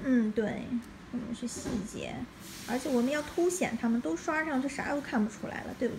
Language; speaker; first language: Chinese; native; Chinese